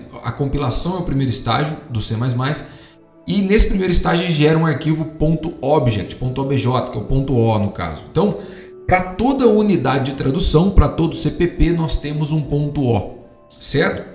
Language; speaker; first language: Portuguese; native; Portuguese